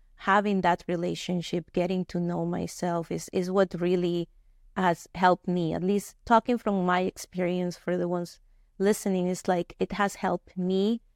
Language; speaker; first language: English; non-native, fluent; Spanish